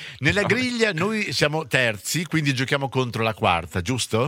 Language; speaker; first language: Italian; native; Italian